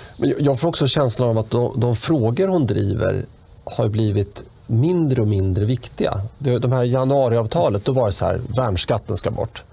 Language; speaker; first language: Swedish; native; Swedish